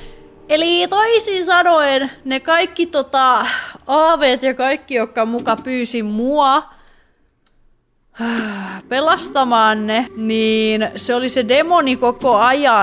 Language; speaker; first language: Finnish; native; Finnish